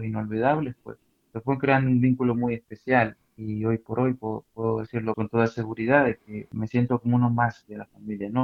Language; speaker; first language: Spanish; native; Spanish